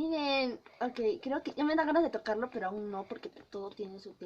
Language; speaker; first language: Spanish; native; Spanish